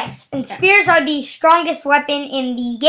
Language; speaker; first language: English; native; English